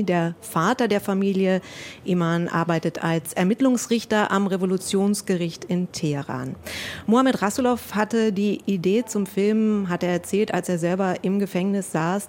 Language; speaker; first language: German; native; German